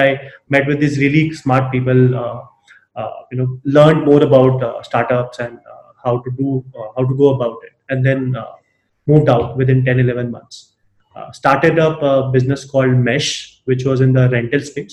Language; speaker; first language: English; non-native, local second language; Hindi